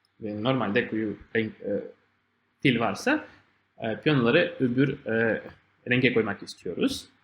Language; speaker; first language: Turkish; non-native, fluent; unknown